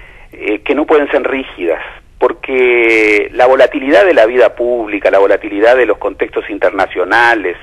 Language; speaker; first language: Spanish; native; Spanish